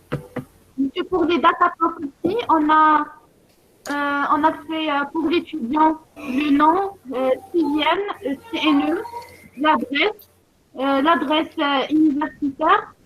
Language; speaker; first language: French; non-native, local second language; Arabic